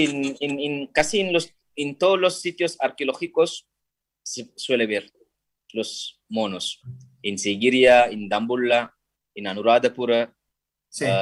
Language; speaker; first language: Spanish; non-native, fluent; Sinhala